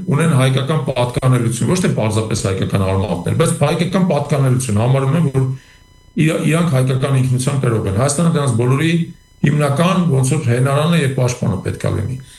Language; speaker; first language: Armenian; native; Armenian